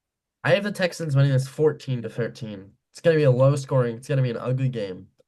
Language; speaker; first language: English; native; English